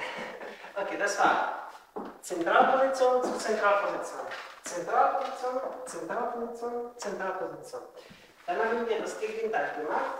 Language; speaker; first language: German; non-native, fluent; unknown